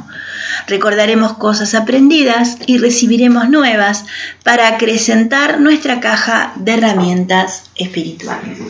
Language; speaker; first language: Spanish; native; Spanish